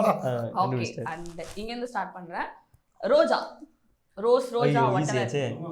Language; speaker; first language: Tamil; native; Tamil